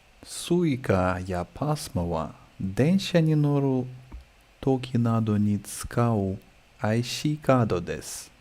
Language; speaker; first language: Japanese; non-native, learner; English